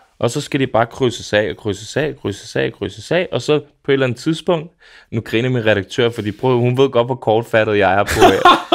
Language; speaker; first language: Danish; early bilingual, other home language; Serbian